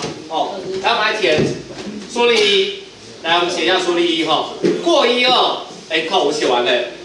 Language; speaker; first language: Chinese; native; Chinese